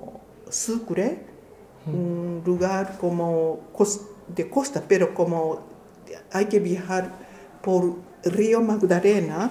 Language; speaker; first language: Spanish; non-native, fluent; Japanese